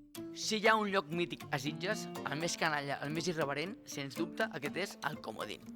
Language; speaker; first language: Catalan; native; Catalan